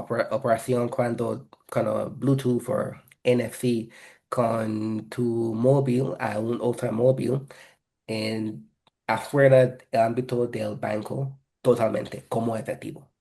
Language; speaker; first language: Spanish; non-native, fluent; English